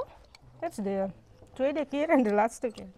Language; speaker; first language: Dutch; non-native, local second language; Indonesian